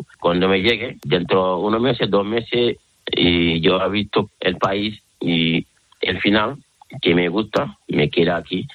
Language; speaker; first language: Spanish; non-native, learner; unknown